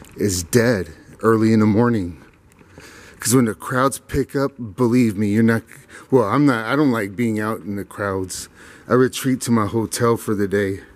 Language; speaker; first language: English; native; English